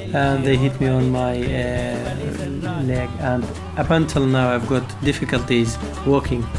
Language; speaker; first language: English; non-native, learner; Arabic